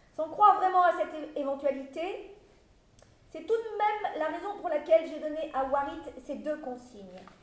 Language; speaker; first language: French; native; French